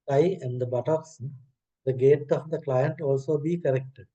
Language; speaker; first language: English; non-native, local second language; Sinhala